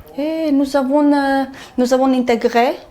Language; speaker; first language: French; non-native, learner; Armenian